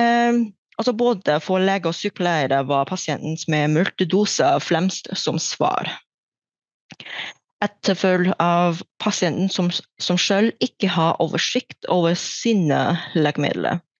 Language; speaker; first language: Norwegian; non-native, fluent; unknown